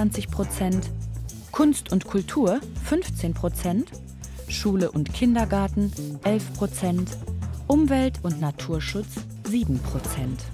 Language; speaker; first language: German; native; German